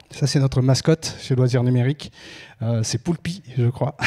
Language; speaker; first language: French; native; French